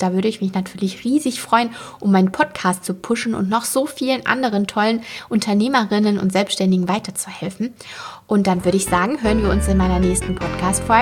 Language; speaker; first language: German; native; German